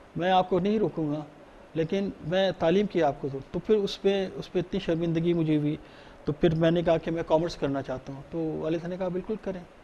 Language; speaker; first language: Urdu; non-native, local second language; Baluchi